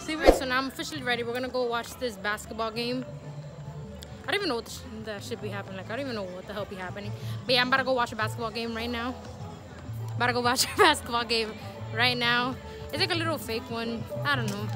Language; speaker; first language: English; early bilingual, other home language; Spanish